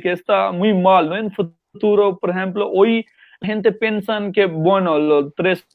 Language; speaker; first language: Spanish; non-native, learner; Urdu